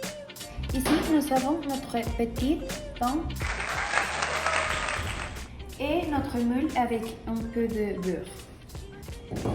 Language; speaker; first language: French; non-native, learner; Spanish